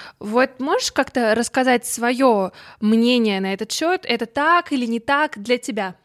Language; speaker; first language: Russian; native; Russian